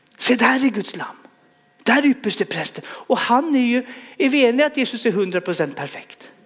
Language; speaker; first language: Swedish; native; Swedish